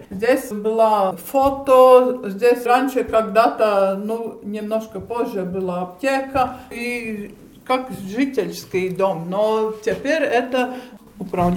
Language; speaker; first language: Russian; non-native, local second language; Latvian